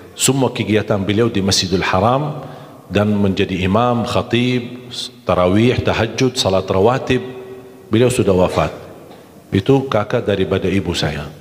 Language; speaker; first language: Malay; non-native, fluent; Arabic